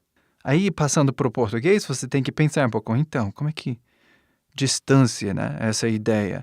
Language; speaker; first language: Portuguese; non-native, fluent; English